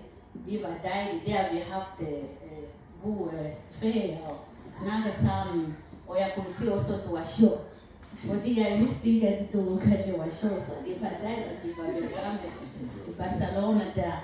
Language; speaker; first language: Danish; non-native, learner; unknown